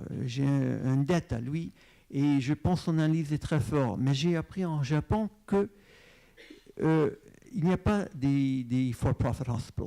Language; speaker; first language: French; non-native, fluent; English